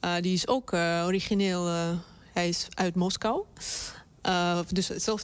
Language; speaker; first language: Dutch; non-native, fluent; Russian